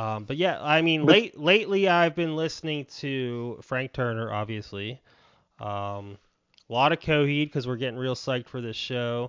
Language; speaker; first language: English; native; English